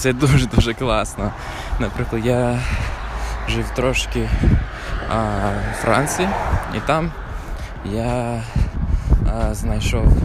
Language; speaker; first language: Ukrainian; non-native, fluent; English